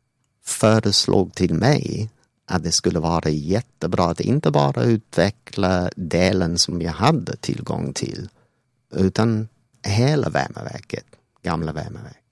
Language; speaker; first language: Swedish; non-native, fluent; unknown